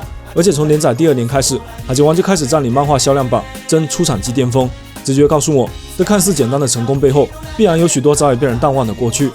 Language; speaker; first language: Chinese; native; Chinese